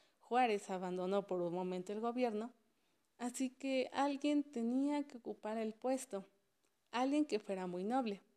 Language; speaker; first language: Spanish; native; Spanish